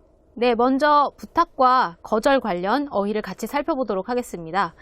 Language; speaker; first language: Korean; native; Korean